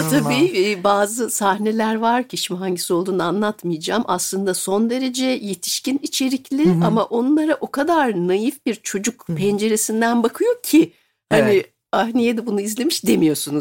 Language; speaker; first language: Turkish; native; Turkish